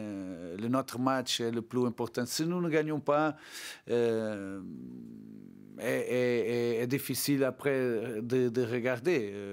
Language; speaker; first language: French; non-native, learner; Portuguese